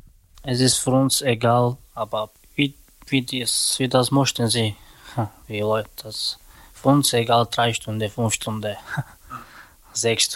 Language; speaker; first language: German; non-native, learner; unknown